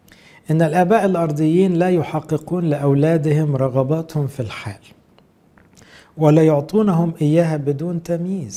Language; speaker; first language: Arabic; native; Arabic